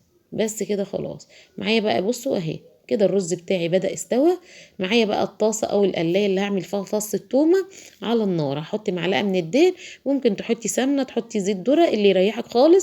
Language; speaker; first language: Arabic; native; Arabic